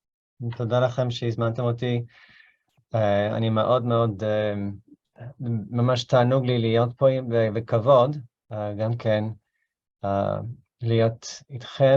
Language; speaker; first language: Hebrew; non-native, fluent; English